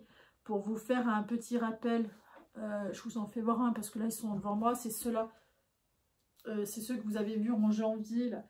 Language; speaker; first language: French; native; French